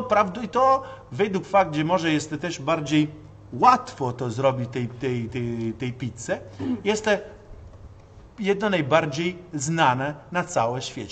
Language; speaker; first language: Polish; non-native, learner; Italian